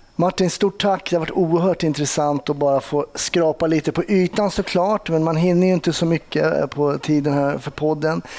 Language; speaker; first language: Swedish; native; Swedish